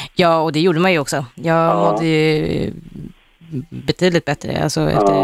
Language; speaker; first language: Swedish; native; Swedish